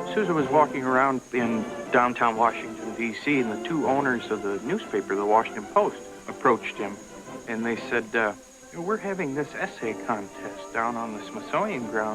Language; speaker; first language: English; native; English